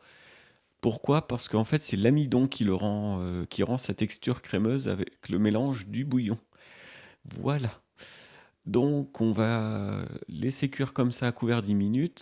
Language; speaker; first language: French; native; French